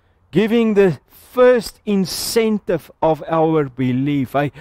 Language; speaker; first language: English; non-native, local second language; Afrikaans